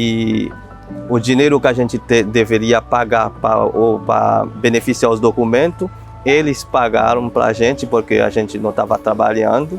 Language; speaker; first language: Portuguese; non-native, fluent; Haitian Creole